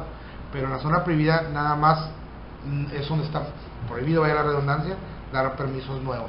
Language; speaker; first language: Spanish; native; Spanish